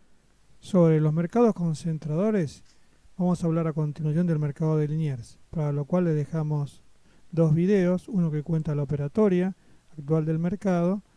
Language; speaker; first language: Spanish; native; Spanish